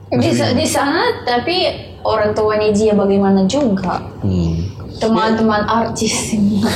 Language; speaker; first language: Indonesian; non-native, learner; Russian